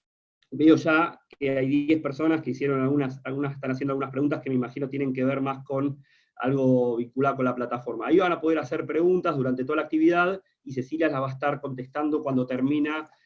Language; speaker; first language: Spanish; native; Spanish